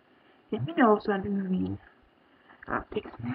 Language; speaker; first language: Finnish; early bilingual, heritage; German